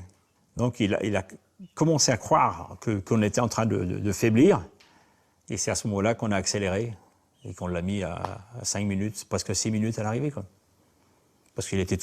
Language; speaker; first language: French; native; French